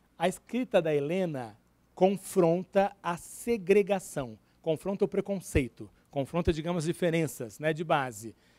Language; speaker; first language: Portuguese; native; Portuguese